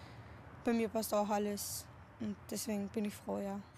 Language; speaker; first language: German; early bilingual, other home language; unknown